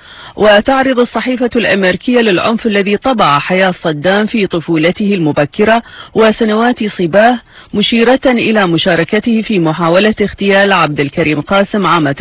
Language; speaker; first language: Arabic; native; Arabic